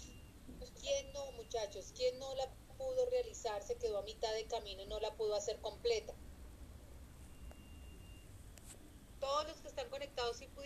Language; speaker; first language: Spanish; native; Spanish